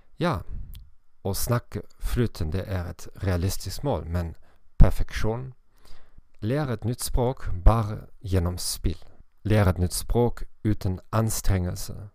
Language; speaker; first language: Norwegian; non-native, learner; German